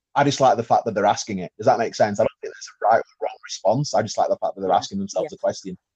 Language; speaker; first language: English; native; English